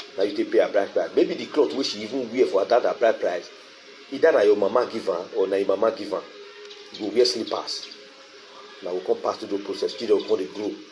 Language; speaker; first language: Nigerian Pidgin; non-native, local second language; Bini